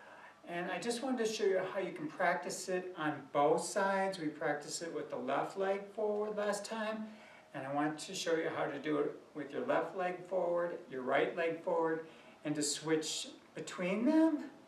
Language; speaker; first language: English; native; English